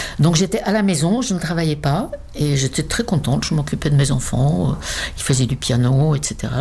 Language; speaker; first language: French; non-native, fluent; Czech